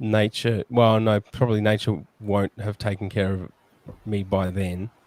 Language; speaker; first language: English; native; English